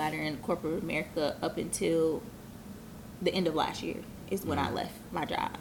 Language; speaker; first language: English; native; English